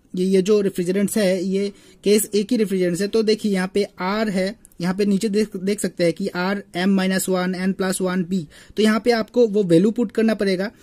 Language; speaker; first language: Hindi; native; Hindi